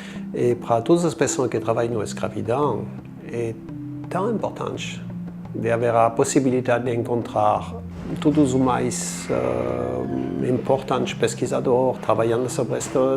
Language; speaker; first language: Portuguese; non-native, fluent; French